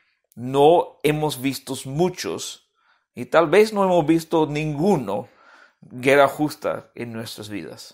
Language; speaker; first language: Spanish; non-native, fluent; English